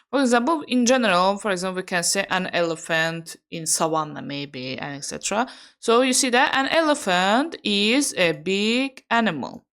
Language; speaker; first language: English; non-native, fluent; Azerbaijani